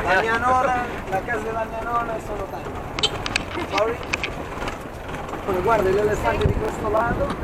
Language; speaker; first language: Italian; non-native, learner; Portuguese